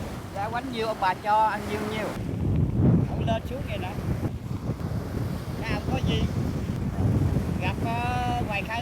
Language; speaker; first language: Vietnamese; native; Vietnamese